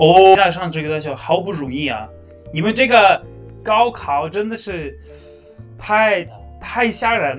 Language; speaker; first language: Chinese; non-native, fluent; Russian